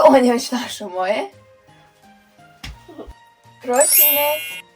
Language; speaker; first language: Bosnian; early bilingual, heritage; Serbian